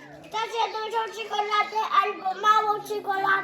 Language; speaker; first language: Polish; early bilingual, heritage; Polish